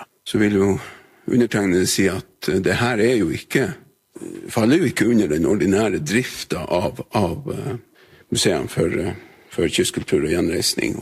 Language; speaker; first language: Norwegian; native; Norwegian